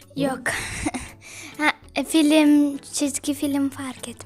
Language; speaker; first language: Turkish; early bilingual, other home language; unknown